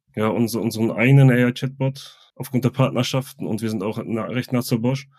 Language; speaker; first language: German; native; German